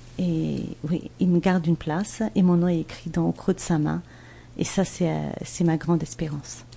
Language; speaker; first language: French; non-native, local second language; Malagasy